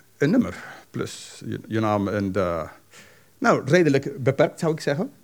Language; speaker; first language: Dutch; non-native, fluent; English